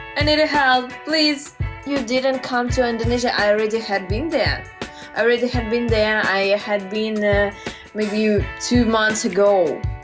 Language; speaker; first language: English; non-native, learner; Russian